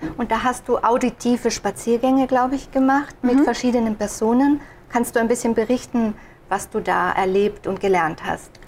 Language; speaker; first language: German; native; German